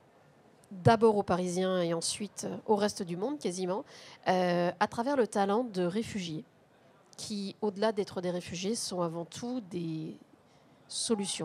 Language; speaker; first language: French; native; French